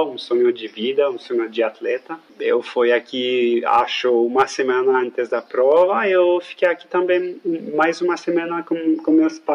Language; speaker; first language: Portuguese; non-native, fluent; French